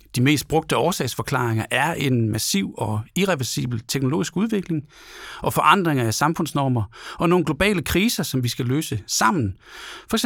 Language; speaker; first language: Danish; native; Danish